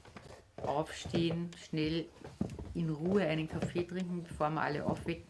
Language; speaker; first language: German; native; German